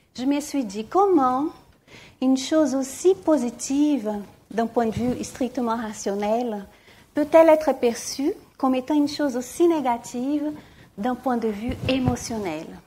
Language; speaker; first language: French; non-native, fluent; Portuguese